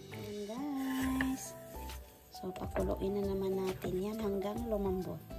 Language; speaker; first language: Filipino; non-native, local second language; Cebuano